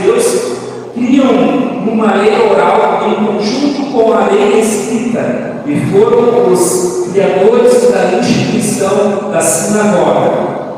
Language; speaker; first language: Portuguese; native; Portuguese